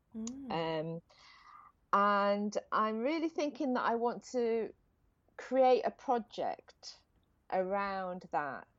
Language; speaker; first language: English; native; English